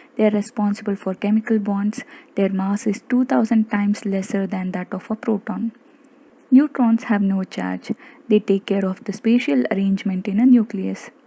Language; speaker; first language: English; non-native, local second language; Kannada